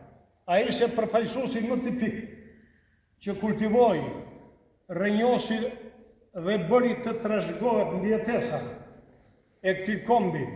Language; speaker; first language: Albanian; native; Albanian